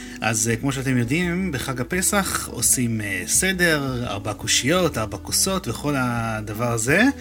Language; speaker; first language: Hebrew; native; Hebrew